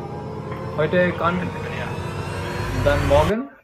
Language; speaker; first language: German; non-native, learner; Hindi